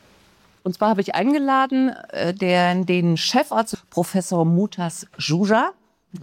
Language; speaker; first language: German; native; German